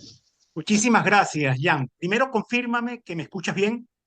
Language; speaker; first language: Spanish; native; Spanish